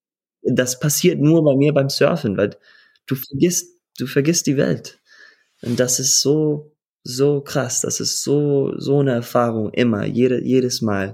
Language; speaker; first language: German; early bilingual, heritage; German